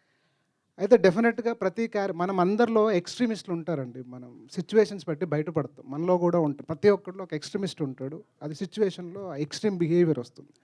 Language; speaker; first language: Telugu; native; Telugu